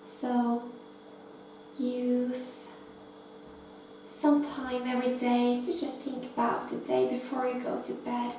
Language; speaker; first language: English; non-native, fluent; Norwegian